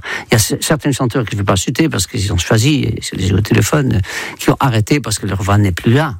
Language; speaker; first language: French; non-native, fluent; Dutch